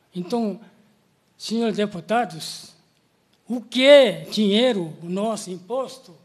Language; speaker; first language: Portuguese; non-native, learner; Korean